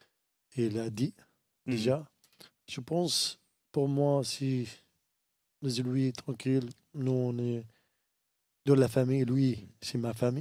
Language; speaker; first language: French; non-native, learner; Arabic